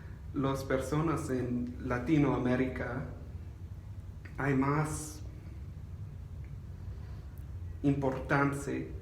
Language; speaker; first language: Spanish; non-native, learner; English